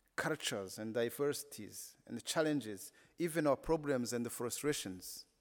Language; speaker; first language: English; non-native, local second language; Kinyarwanda